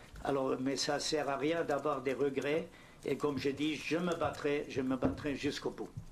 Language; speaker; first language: French; non-native, fluent; German